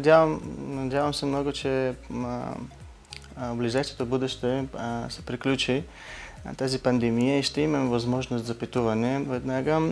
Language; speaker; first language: Bulgarian; non-native, learner; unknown